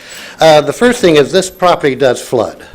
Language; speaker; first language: English; native; English